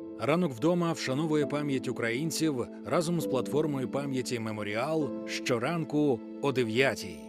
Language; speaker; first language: Ukrainian; native; Ukrainian